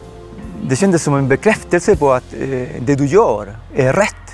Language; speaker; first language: Swedish; non-native, fluent; Spanish